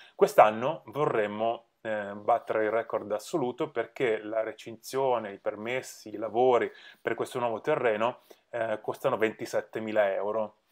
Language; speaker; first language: Italian; native; Italian